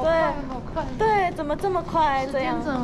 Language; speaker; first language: Chinese; non-native, learner; Korean